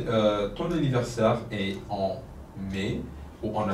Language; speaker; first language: French; non-native, fluent; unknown